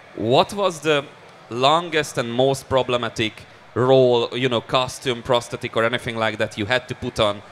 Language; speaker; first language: English; early bilingual, other home language; Hungarian